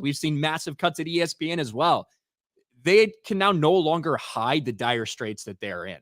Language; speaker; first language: English; native; English